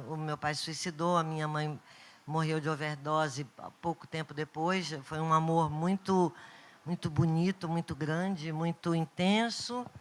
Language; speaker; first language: Portuguese; native; Portuguese